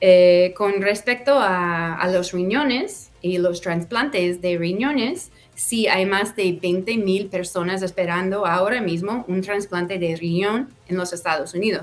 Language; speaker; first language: Spanish; non-native, fluent; English